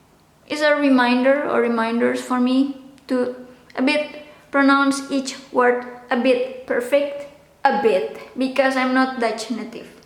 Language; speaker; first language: English; non-native, local second language; Indonesian